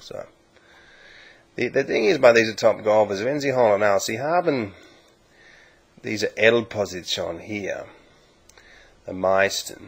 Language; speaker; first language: German; non-native, learner; English